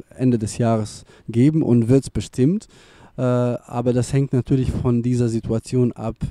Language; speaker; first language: German; non-native, fluent; Serbian